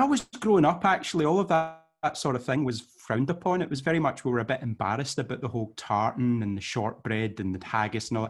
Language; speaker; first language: English; native; English